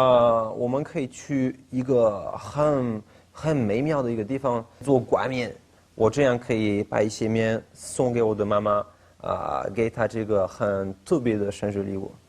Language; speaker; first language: Chinese; non-native, fluent; French